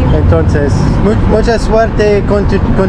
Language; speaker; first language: Spanish; non-native, learner; English